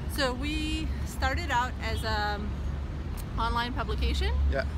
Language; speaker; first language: English; non-native, fluent; Serbian